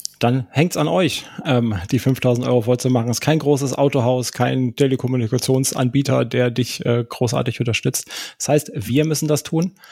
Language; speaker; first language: German; native; German